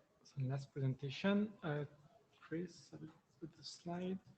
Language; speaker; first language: English; non-native, fluent; French